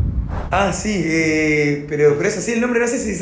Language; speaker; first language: Spanish; native; Spanish